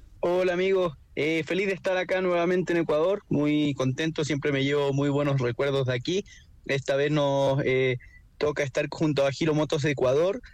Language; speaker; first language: Spanish; native; Spanish